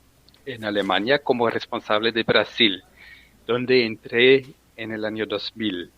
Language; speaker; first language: Spanish; non-native, fluent; German